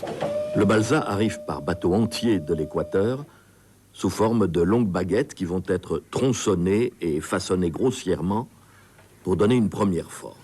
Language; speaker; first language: French; native; French